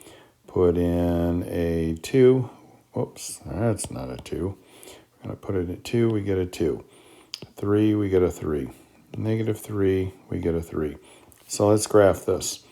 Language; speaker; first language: English; native; English